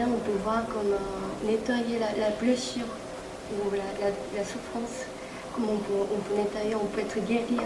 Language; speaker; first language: French; non-native, fluent; Korean